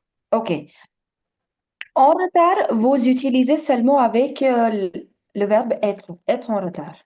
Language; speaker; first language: French; non-native, fluent; Hindi